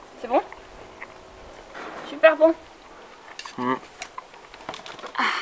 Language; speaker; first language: French; non-native, fluent; Chinese